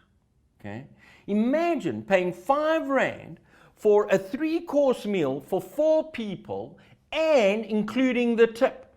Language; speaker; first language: English; native; English